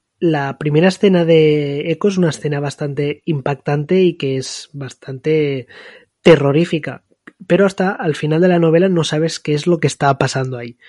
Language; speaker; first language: Spanish; non-native, local second language; Catalan